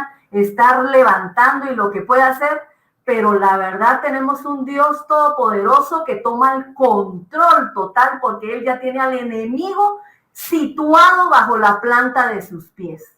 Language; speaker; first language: Spanish; native; Spanish